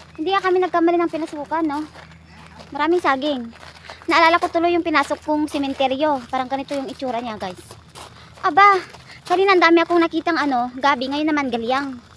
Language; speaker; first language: Filipino; non-native, local second language; Iloko